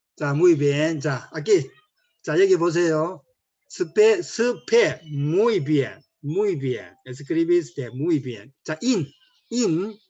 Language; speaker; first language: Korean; native; Korean